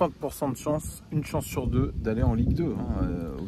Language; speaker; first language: French; native; French